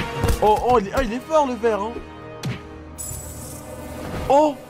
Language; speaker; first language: French; native; French